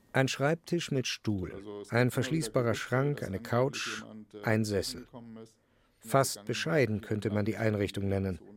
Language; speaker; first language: German; native; German